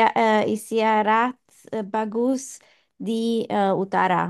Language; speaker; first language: Indonesian; non-native, learner; English